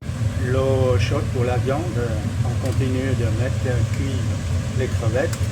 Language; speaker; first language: French; non-native, fluent; Vietnamese